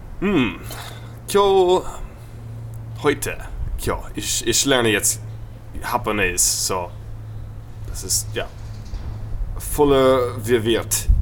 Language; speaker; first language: German; non-native, learner; English